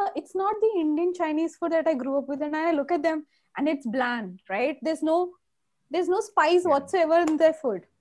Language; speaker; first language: English; non-native, local second language; Malayalam